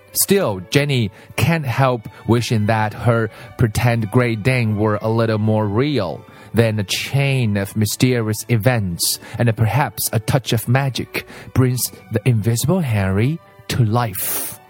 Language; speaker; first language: English; non-native, fluent; Chinese